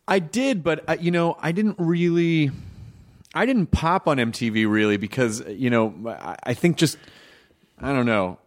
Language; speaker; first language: English; native; English